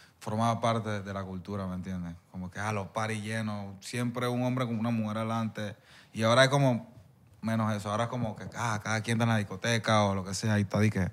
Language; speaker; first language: Spanish; native; Spanish